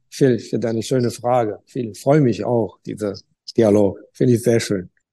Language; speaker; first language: German; non-native, learner; Chinese